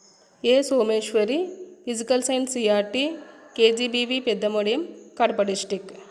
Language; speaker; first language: English; non-native, local second language; Telugu